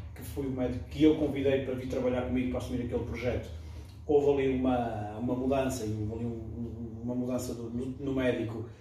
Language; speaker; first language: Portuguese; early bilingual, other home language; French